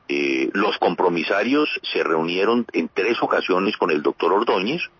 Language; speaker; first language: Spanish; native; Spanish